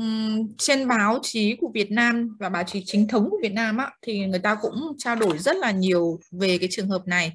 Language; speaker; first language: Vietnamese; native; Vietnamese